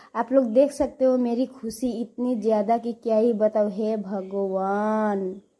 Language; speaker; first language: Hindi; non-native, local second language; Nepali